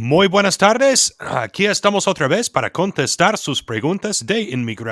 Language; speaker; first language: Spanish; non-native, fluent; English